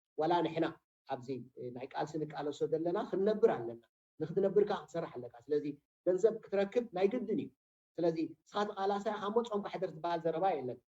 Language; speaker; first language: Tigrinya; native; Tigrinya